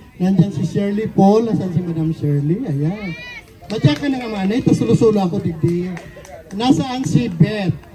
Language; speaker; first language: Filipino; non-native, local second language; Bikol